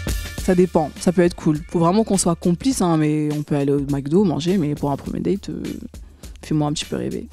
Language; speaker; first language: French; native; French